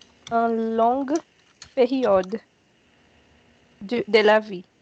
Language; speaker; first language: French; non-native, learner; Portuguese